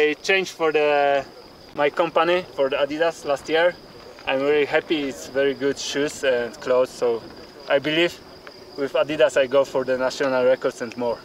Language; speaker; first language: English; non-native, learner; Polish